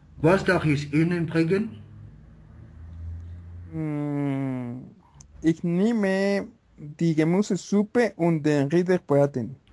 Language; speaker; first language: German; non-native, learner; Spanish